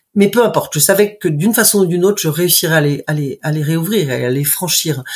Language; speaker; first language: French; native; French